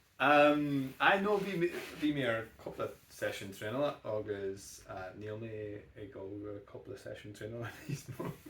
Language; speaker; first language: Irish; native; Irish